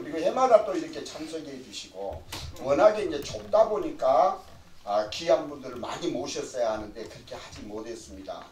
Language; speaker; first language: Korean; native; Korean